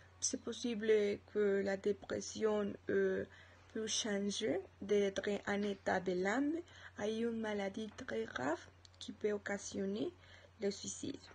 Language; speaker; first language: French; non-native, learner; Spanish